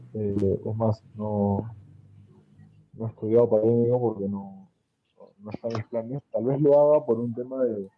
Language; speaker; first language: Spanish; native; Spanish